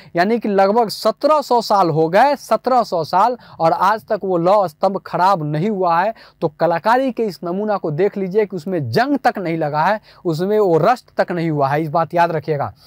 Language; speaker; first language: Hindi; native; Hindi